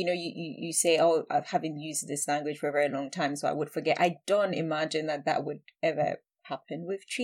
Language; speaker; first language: English; non-native, local second language; Akan